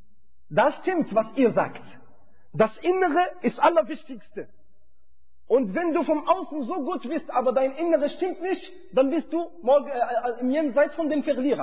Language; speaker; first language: German; non-native, fluent; Arabic